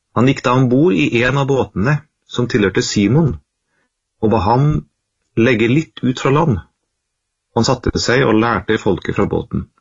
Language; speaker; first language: Norwegian; native; Norwegian